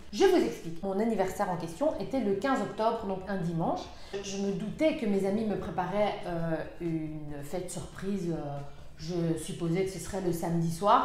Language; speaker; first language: French; native; French